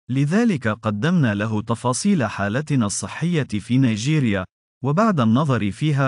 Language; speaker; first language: Arabic; non-native, fluent; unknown